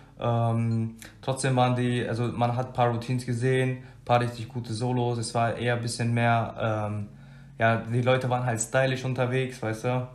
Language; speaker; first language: German; early bilingual, other home language; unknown